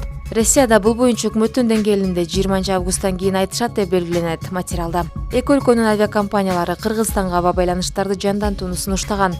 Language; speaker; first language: Kyrgyz; native; Kyrgyz